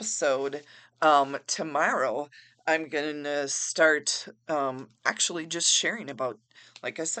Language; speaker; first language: English; native; English